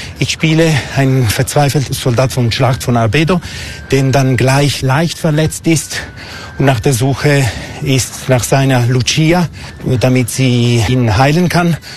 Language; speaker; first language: German; non-native, local second language; Italian